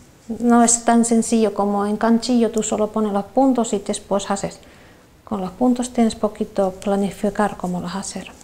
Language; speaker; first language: Spanish; non-native, learner; Finnish